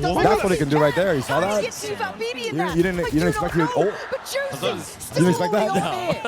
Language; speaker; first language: English; native; English